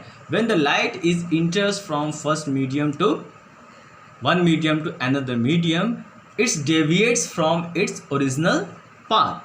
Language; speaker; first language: English; non-native, local second language; Hindi